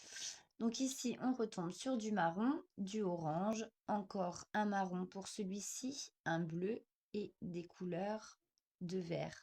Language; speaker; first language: French; native; French